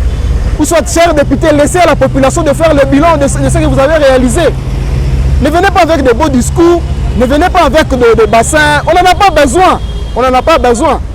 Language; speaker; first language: French; non-native, local second language; Lingala